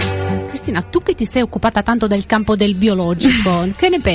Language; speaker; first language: Italian; native; Italian